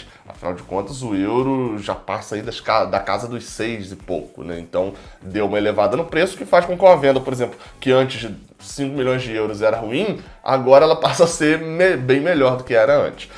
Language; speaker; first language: Portuguese; native; Portuguese